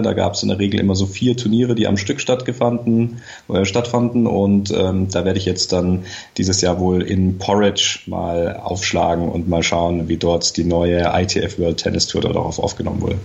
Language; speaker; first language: German; native; German